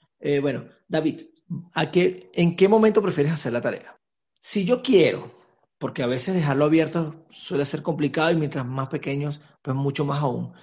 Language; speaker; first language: Spanish; native; Spanish